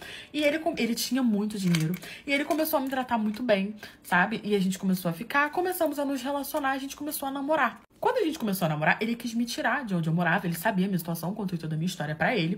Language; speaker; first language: Portuguese; native; Portuguese